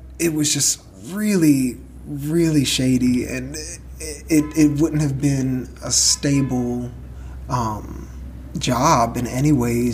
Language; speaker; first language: English; native; English